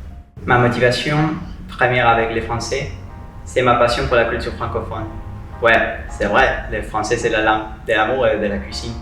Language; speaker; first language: French; non-native, fluent; Spanish